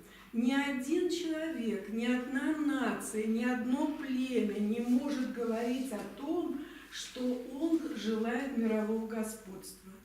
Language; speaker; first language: Russian; native; Russian